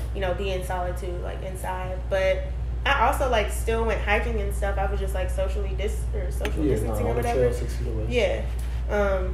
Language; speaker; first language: English; native; English